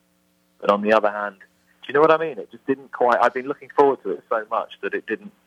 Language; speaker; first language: English; native; English